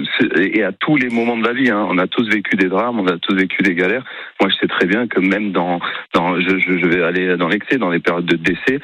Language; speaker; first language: French; native; French